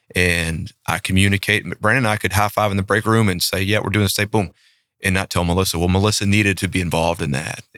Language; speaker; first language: English; native; English